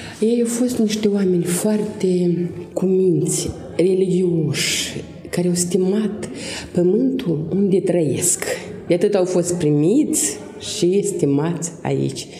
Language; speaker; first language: Romanian; non-native, local second language; Russian